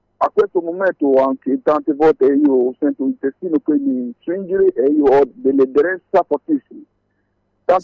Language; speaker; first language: Italian; non-native, fluent; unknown